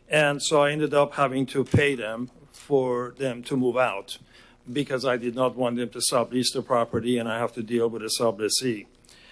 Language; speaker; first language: English; non-native, fluent; Persian